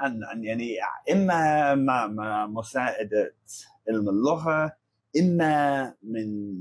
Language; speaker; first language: Arabic; non-native, fluent; English